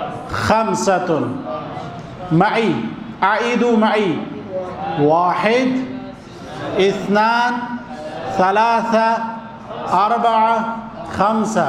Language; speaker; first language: Arabic; non-native, fluent; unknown